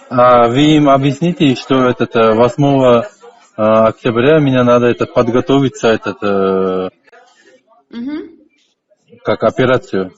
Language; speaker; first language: Russian; non-native, local second language; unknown